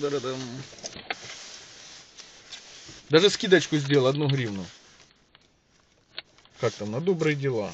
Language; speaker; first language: Russian; native; Russian